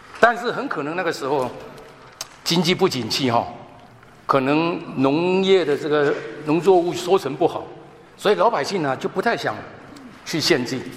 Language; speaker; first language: Chinese; non-native, local second language; Hakka Chinese